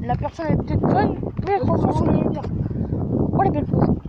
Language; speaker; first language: French; native; French